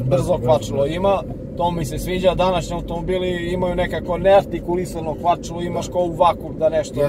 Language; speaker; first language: Serbian; native; Serbian